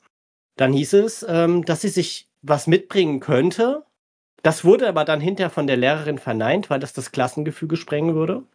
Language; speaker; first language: German; native; German